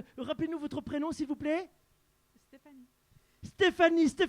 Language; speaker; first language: French; native; French